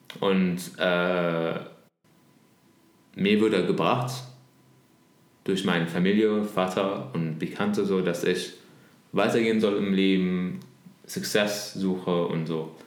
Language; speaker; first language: German; non-native, learner; Arabic